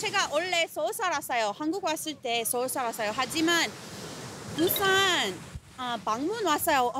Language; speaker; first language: Korean; non-native, learner; English